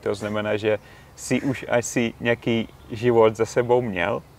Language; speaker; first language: Czech; non-native, fluent; Russian